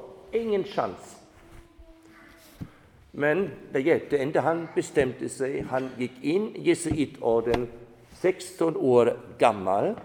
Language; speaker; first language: Swedish; non-native, fluent; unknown